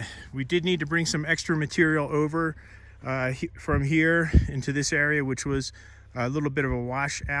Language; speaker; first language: English; native; English